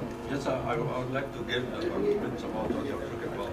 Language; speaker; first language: English; non-native, fluent; Arabic